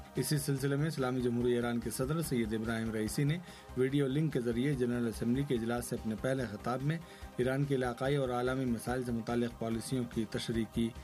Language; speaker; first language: Urdu; native; Urdu